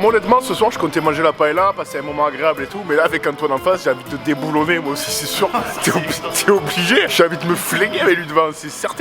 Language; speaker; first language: French; native; French